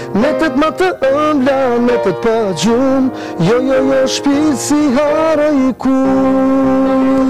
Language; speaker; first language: Albanian; early bilingual, heritage; Albanian